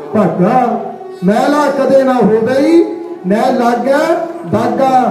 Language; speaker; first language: Punjabi; early bilingual, heritage; Punjabi